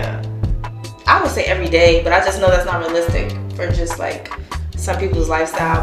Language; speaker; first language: English; native; English